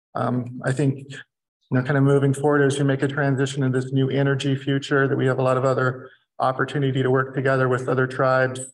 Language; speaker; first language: English; native; English